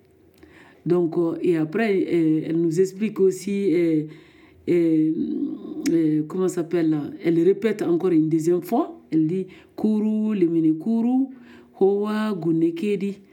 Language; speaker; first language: French; non-native, local second language; Soninke